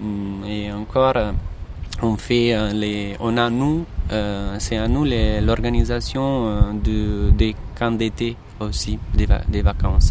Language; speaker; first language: French; non-native, fluent; Italian